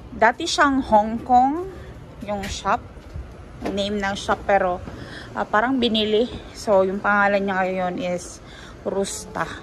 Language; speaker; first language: Filipino; non-native, local second language; Cebuano